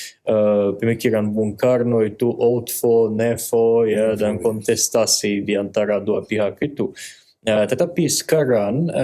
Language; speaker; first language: Indonesian; non-native, fluent; Russian